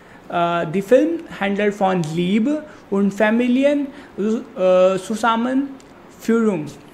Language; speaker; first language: German; non-native, learner; Hindi